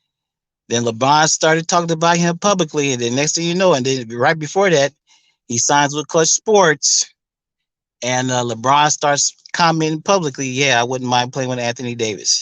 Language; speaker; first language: English; native; English